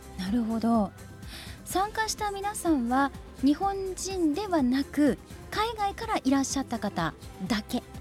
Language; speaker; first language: Japanese; native; Japanese